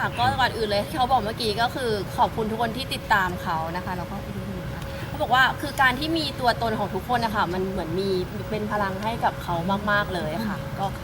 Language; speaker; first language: Thai; native; Thai